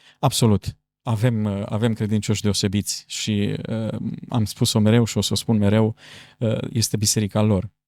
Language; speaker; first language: Romanian; native; Romanian